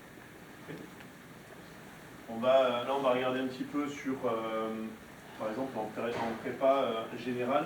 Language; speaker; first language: French; native; French